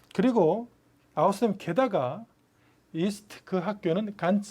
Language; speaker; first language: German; non-native, fluent; Korean